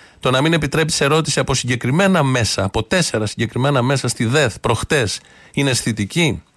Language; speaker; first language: Greek; native; Greek